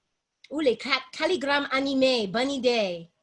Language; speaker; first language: French; non-native, fluent; English